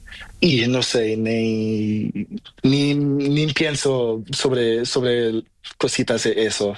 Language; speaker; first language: Spanish; non-native, learner; Portuguese